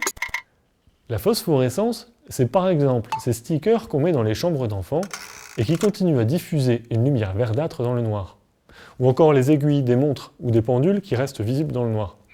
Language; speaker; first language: French; native; French